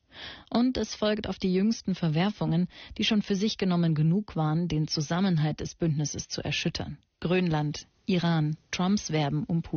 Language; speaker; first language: German; native; German